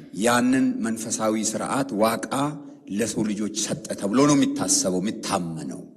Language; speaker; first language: Amharic; non-native, local second language; Oromo